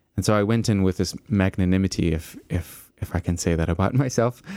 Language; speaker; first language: English; native; English